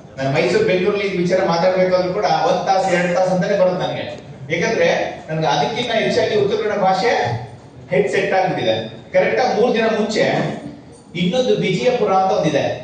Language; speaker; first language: Kannada; native; Kannada